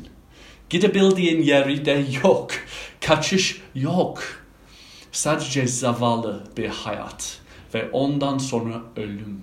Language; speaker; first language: Turkish; non-native, fluent; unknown